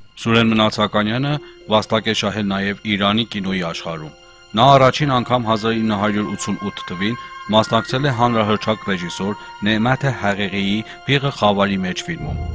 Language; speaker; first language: Armenian; early bilingual, heritage; Armenian